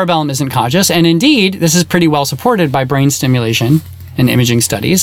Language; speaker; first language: English; native; English